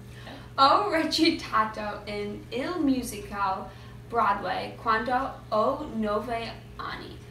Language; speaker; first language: Italian; non-native, learner; English